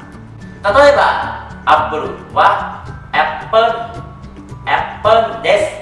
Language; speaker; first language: Japanese; non-native, fluent; Thai